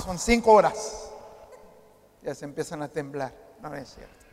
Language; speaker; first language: Spanish; non-native, fluent; Haitian Creole